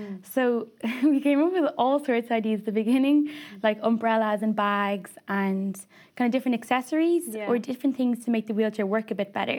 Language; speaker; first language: English; native; English